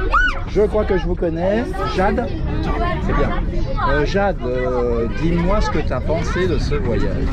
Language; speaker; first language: French; native; French